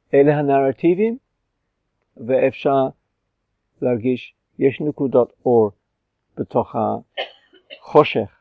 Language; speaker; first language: Hebrew; non-native, fluent; English